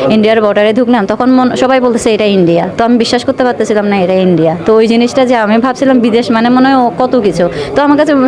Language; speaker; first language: Bangla; native; Bangla